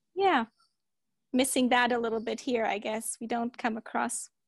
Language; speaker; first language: English; early bilingual, heritage; German